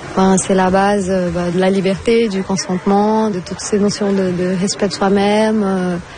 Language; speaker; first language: French; non-native, fluent; Portuguese